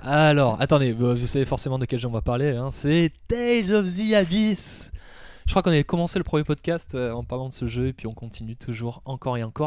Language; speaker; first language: French; native; French